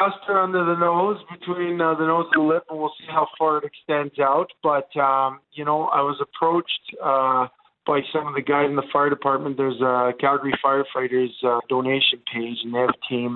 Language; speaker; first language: English; non-native, fluent; Italian